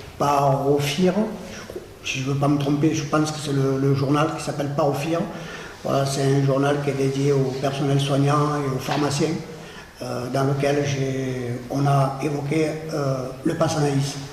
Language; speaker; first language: French; native; French